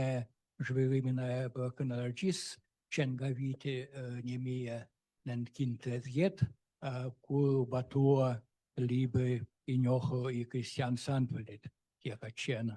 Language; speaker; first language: Albanian; non-native, fluent; Russian